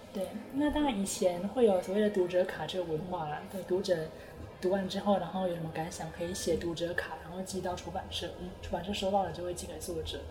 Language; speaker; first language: Chinese; native; Chinese